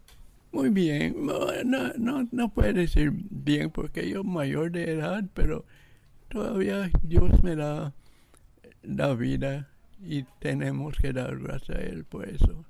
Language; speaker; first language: Spanish; non-native, local second language; English